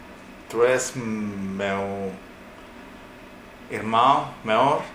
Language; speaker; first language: Spanish; non-native, learner; Portuguese